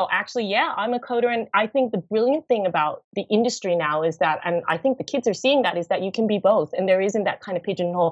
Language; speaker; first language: English; native; English